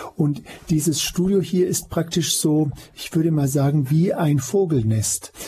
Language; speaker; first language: German; native; German